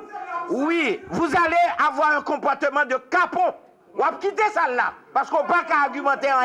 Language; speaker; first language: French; non-native, local second language; Haitian Creole